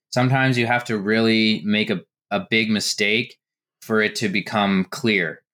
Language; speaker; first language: English; native; English